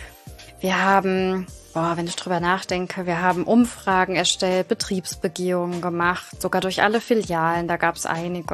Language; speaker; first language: German; native; German